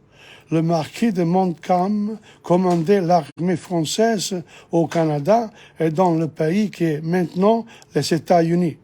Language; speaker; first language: French; non-native, fluent; English